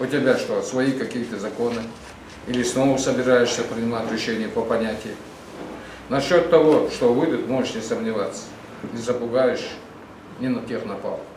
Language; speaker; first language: Russian; non-native, local second language; Ingush